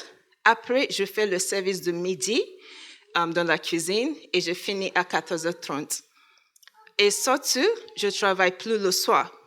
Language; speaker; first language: French; non-native, learner; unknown